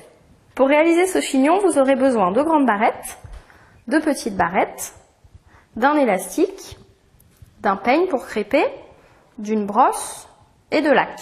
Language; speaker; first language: French; native; French